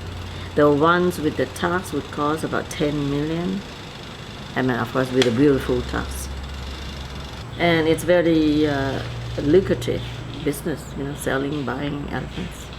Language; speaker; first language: English; non-native, fluent; Thai